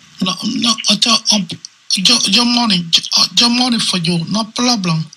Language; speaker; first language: English; non-native, learner; Spanish